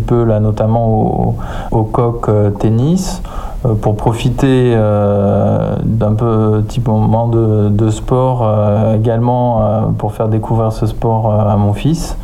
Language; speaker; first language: French; native; French